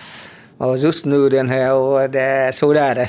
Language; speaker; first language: Swedish; non-native, learner; Vietnamese